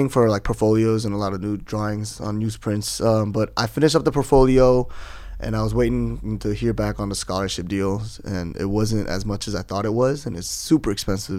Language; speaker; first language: English; native; English